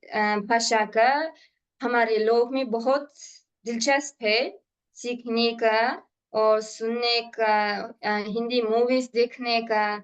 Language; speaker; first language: Hindi; non-native, learner; Uzbek